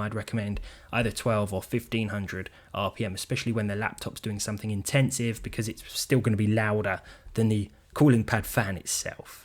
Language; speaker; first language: English; native; English